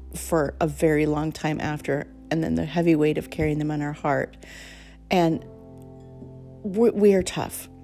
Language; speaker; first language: English; native; English